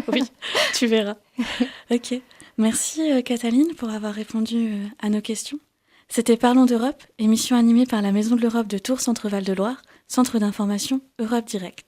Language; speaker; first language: French; native; French